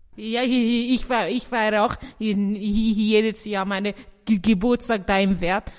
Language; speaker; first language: German; early bilingual, other home language; Persian